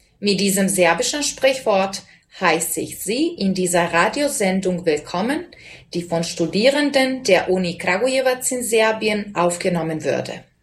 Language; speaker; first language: German; non-native, fluent; Serbian